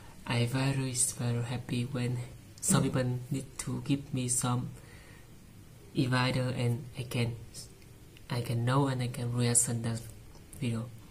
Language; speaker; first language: English; non-native, learner; Vietnamese